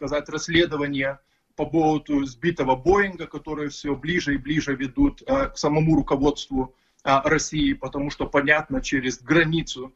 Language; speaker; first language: Russian; non-native, fluent; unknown